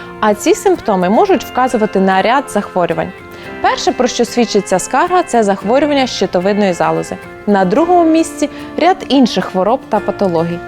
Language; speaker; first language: Ukrainian; native; Ukrainian